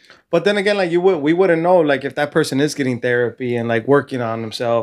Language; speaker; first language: English; early bilingual, other home language; Spanish